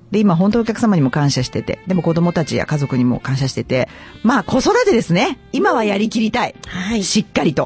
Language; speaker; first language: Japanese; native; Japanese